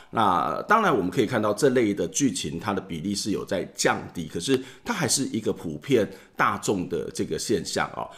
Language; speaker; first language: Chinese; native; Chinese